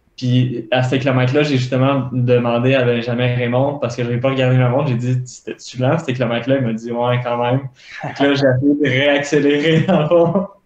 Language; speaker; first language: French; native; French